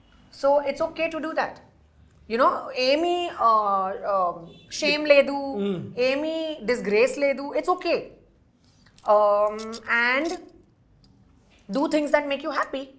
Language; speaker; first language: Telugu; non-native, local second language; Hindi